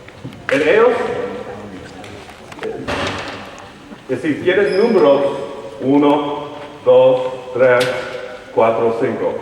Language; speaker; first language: Spanish; early bilingual, heritage; Spanish